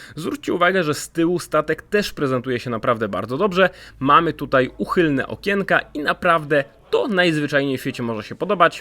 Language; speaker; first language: Polish; native; Polish